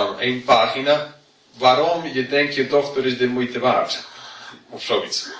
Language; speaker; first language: Dutch; non-native, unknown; English